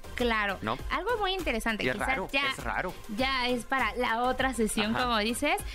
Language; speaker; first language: Spanish; native; Spanish